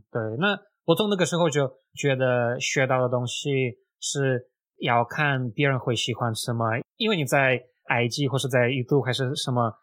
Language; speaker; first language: Chinese; non-native, fluent; Russian